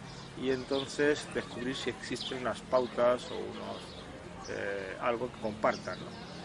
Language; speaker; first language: Spanish; native; Spanish